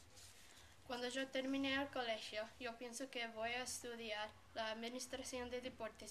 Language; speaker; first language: Spanish; non-native, learner; English